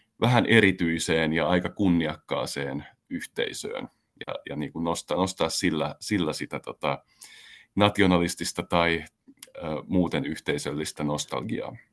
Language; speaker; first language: Finnish; native; Finnish